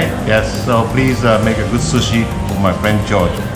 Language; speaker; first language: English; non-native, fluent; Khmer